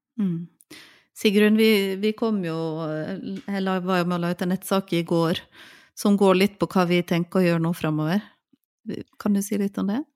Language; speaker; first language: Norwegian; native; Norwegian